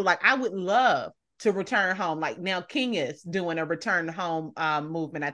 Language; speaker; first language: English; native; English